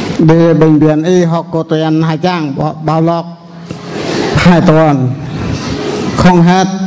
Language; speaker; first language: Vietnamese; non-native, local second language; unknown